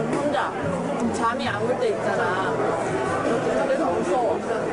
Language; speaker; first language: Korean; early bilingual, heritage; English